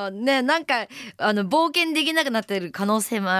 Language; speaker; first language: Japanese; native; Japanese